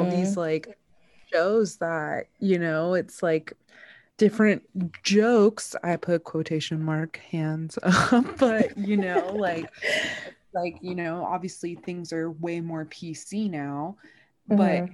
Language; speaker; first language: English; early bilingual, other home language; Spanish